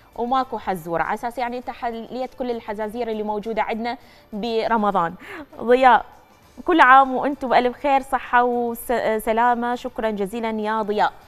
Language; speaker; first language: Arabic; native; Arabic